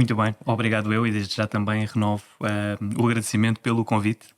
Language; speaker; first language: Portuguese; native; Portuguese